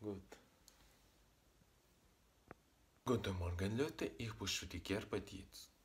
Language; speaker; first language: German; non-native, learner; Russian